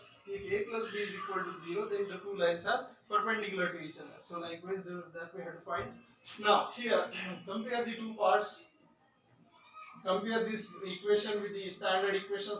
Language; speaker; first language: English; non-native, local second language; Marathi